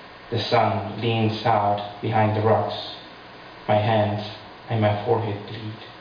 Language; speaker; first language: English; non-native, fluent; Spanish